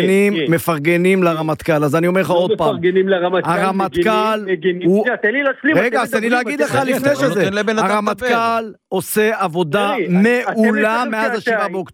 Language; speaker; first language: Hebrew; native; Hebrew